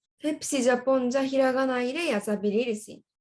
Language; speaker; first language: Turkish; non-native, learner; Japanese